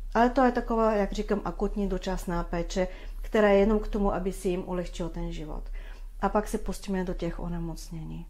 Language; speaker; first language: Czech; non-native, fluent; Bulgarian